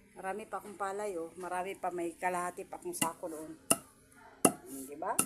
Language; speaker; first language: Filipino; non-native, local second language; Cebuano